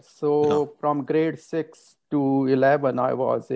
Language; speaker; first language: English; non-native, local second language; Hindi